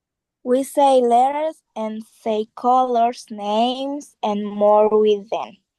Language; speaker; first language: English; non-native, learner; Spanish